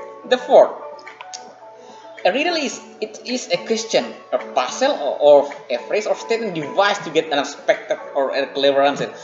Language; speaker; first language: English; non-native, fluent; Indonesian